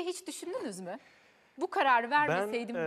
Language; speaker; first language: Turkish; native; Turkish